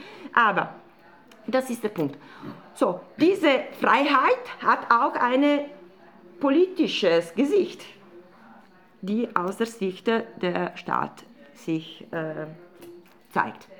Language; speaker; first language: German; non-native, fluent; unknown